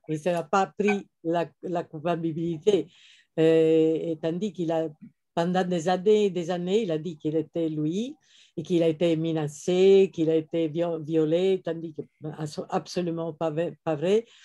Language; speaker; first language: French; non-native, fluent; Italian